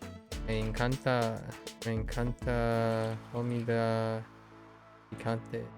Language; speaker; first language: Spanish; non-native, learner; English